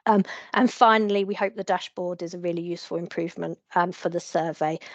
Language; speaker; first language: English; native; English